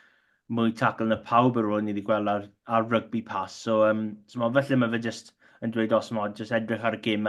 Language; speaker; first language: Welsh; non-native, local second language; English